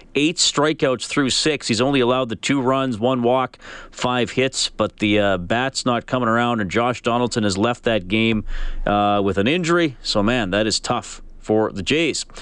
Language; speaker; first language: English; native; English